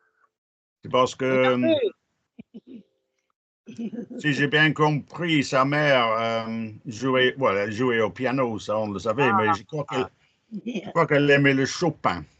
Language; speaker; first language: French; non-native, fluent; English